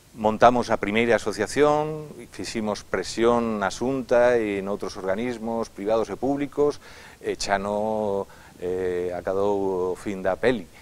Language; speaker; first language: Galician; non-native, local second language; Spanish